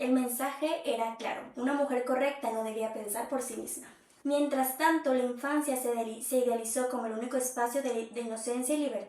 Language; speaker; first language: Spanish; native; Spanish